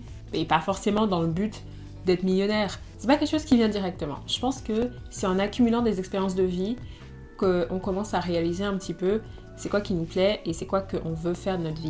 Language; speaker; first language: French; native; French